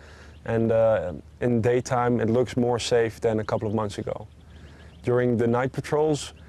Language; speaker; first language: English; non-native, fluent; Dutch